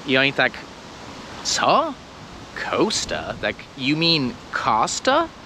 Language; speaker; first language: Polish; non-native, fluent; English